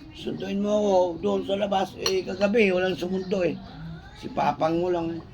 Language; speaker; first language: Filipino; non-native, local second language; Iloko